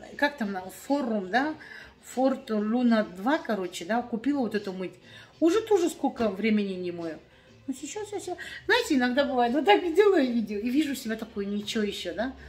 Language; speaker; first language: Russian; native; Russian